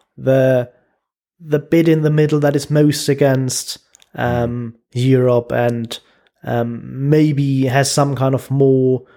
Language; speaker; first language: English; non-native, fluent; German